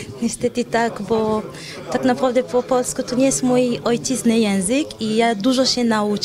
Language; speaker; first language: Polish; non-native, learner; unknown